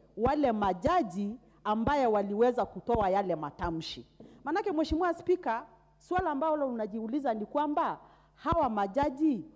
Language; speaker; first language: Swahili; non-native, local second language; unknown